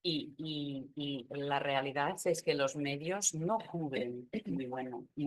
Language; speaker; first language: Spanish; non-native, fluent; English